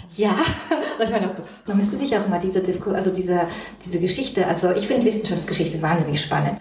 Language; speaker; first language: German; early bilingual, other home language; Korean